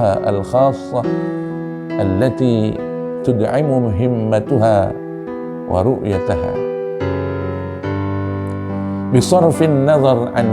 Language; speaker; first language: Arabic; non-native, fluent; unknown